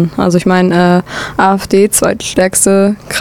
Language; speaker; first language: German; native; German